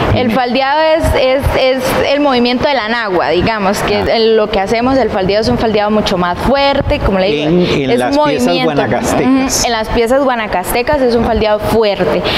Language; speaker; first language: Spanish; native; Spanish